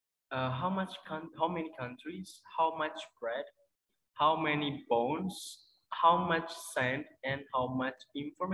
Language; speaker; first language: English; non-native, fluent; Indonesian